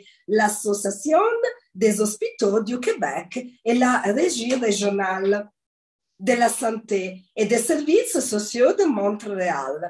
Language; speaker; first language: French; non-native, learner; Italian